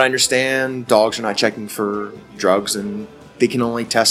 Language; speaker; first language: English; native; English